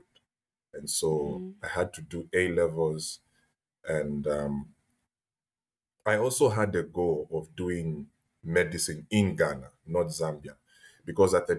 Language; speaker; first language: English; native; English